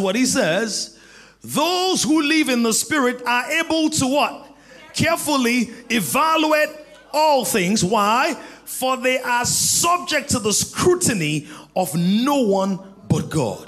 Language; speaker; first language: English; non-native, local second language; Yoruba